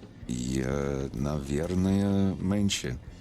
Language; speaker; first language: Russian; non-native, learner; English